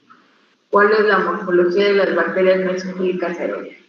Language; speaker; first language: Spanish; native; Spanish